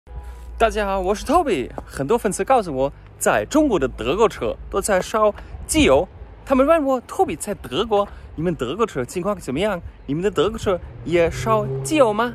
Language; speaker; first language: Chinese; non-native, fluent; German